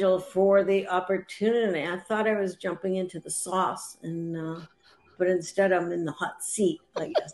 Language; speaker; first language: English; native; English